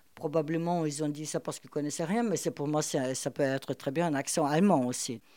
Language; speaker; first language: French; non-native, fluent; Portuguese